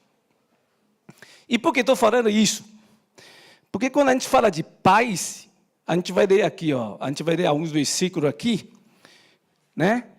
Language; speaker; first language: Portuguese; native; Portuguese